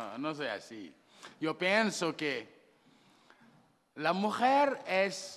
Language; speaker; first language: Spanish; non-native, learner; Wolof